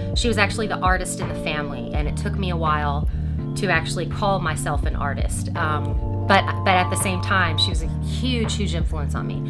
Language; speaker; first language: English; native; English